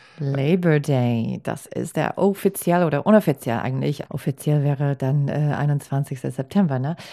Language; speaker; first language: German; non-native, fluent; English